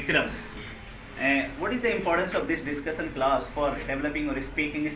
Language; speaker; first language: English; non-native, local second language; Hindi